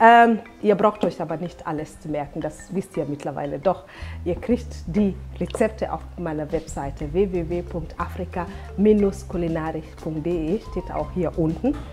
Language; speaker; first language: German; non-native, fluent; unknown